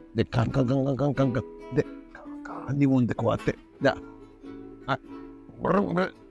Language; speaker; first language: Japanese; non-native, learner; Spanish